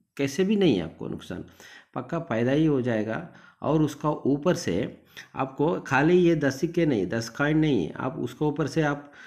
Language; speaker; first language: Hindi; non-native, local second language; Telugu